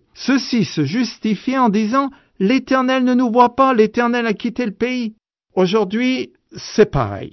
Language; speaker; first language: French; native; French